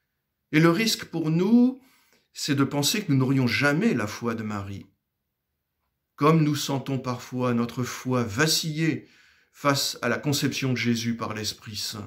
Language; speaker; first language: French; native; French